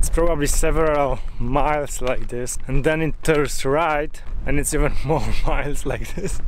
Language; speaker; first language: English; non-native, fluent; Polish